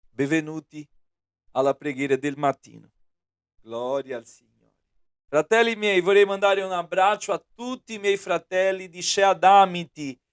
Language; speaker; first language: Italian; non-native, fluent; Portuguese